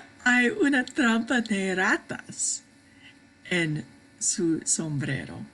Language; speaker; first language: Spanish; non-native, fluent; English